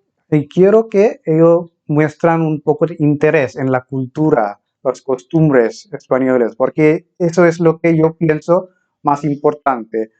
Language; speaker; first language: Spanish; non-native, fluent; Bangla